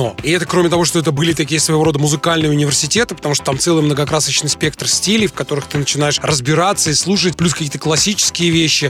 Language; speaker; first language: Russian; native; Russian